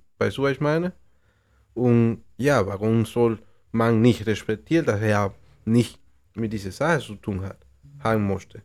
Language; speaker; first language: German; non-native, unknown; Spanish